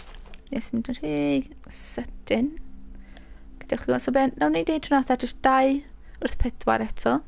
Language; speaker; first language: Welsh; native; Welsh